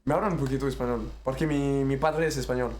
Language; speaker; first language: Spanish; non-native, learner; French